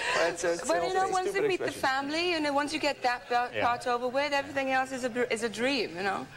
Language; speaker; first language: English; native; English